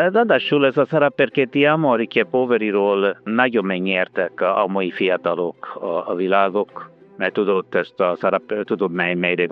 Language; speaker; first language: Hungarian; non-native, fluent; Italian